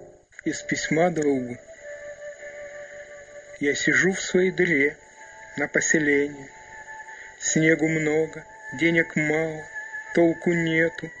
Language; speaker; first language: Russian; native; Russian